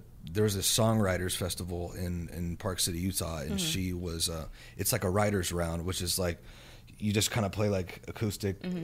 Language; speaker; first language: English; native; English